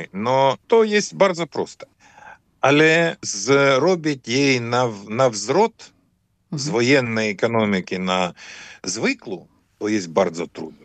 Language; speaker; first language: Polish; non-native, fluent; Ukrainian